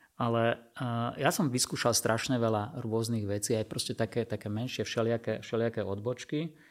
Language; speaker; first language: Slovak; non-native, local second language; Hungarian